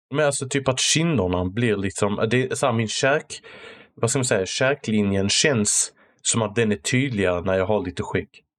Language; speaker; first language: Swedish; early bilingual, other home language; Arabic